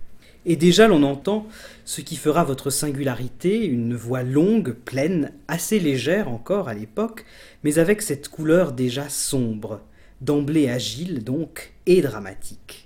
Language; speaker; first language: French; native; French